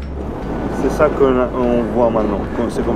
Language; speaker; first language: French; non-native, fluent; Greek